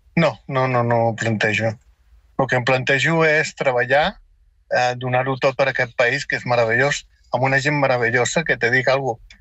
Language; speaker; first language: Catalan; early bilingual, heritage; Catalan